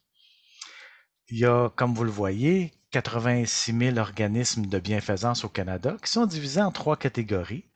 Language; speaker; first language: French; native; French